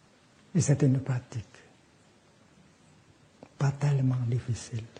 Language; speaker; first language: French; non-native, fluent; Vietnamese